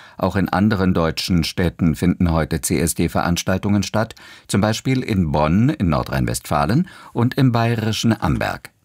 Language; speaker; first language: German; native; German